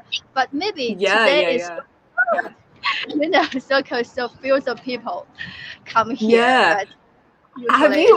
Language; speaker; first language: English; non-native, fluent; Chinese